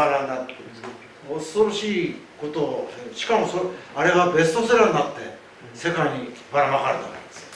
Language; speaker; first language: Japanese; native; Japanese